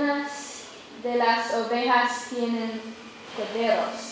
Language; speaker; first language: Spanish; non-native, learner; English